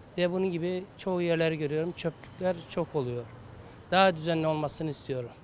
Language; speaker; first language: Turkish; native; Turkish